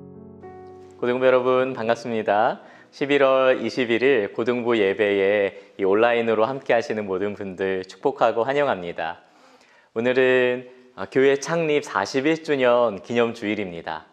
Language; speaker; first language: Korean; native; Korean